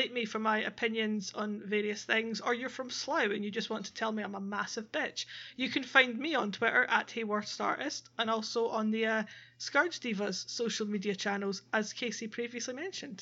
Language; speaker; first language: English; native; English